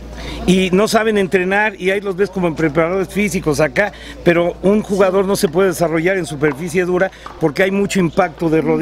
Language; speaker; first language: Spanish; native; Spanish